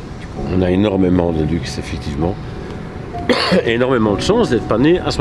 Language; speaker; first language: French; native; French